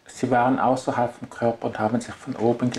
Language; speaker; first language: German; native; German